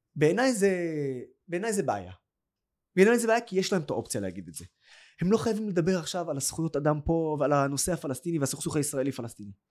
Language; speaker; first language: Hebrew; non-native, local second language; Arabic